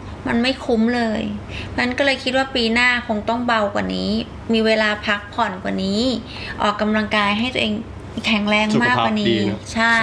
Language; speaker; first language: Thai; native; Thai